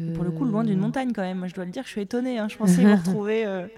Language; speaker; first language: French; native; French